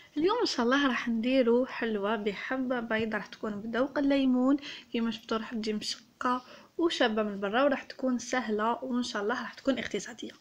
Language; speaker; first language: Arabic; native; Arabic